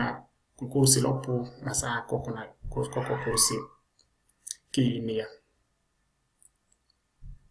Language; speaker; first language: Finnish; non-native, learner; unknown